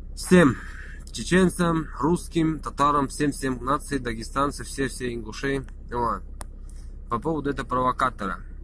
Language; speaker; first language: Russian; non-native, local second language; Chechen